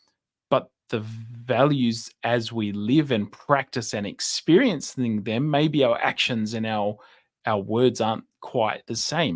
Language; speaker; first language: English; native; English